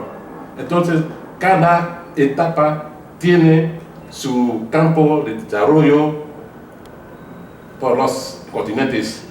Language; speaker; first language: Spanish; non-native, fluent; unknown